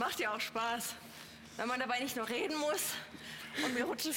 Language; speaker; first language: German; native; German